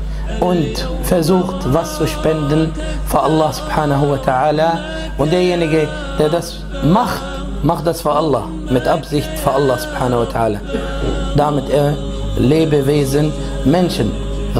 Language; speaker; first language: German; non-native, fluent; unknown